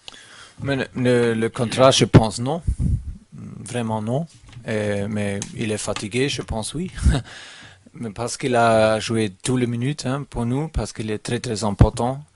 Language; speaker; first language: French; non-native, learner; German